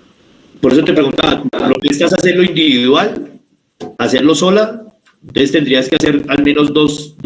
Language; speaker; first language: Spanish; native; Spanish